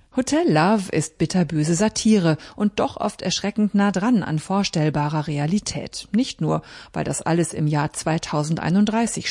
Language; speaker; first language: German; native; German